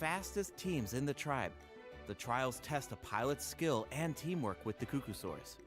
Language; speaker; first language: English; native; English